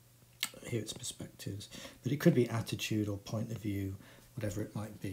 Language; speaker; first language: English; native; English